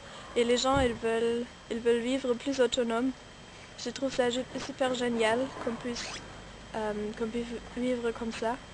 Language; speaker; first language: French; non-native, fluent; German